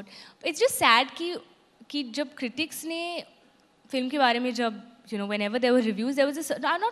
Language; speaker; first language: English; non-native, local second language; Hindi